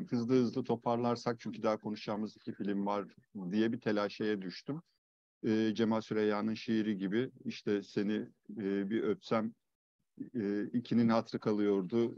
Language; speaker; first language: Turkish; native; Turkish